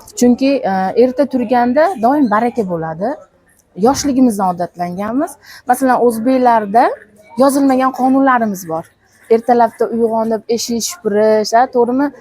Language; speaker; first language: Uzbek; native; Uzbek